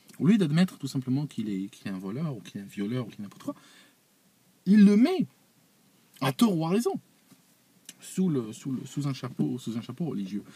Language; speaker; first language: French; non-native, local second language; Arabic